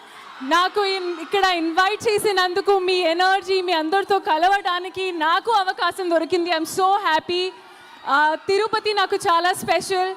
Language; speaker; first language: Telugu; non-native, learner; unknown